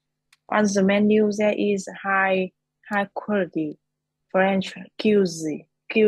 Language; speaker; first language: English; non-native, learner; Vietnamese